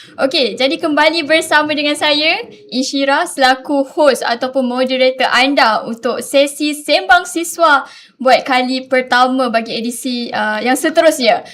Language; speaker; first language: Malay; native; Malay